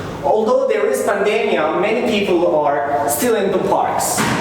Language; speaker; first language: English; non-native, fluent; Turkish